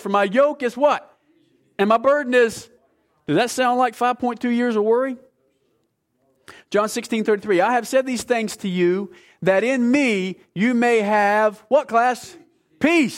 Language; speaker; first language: English; native; English